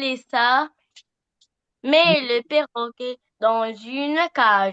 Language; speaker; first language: French; non-native, learner; Arabic